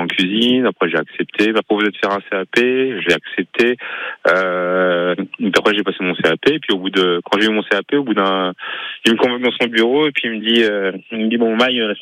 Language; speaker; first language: French; native; French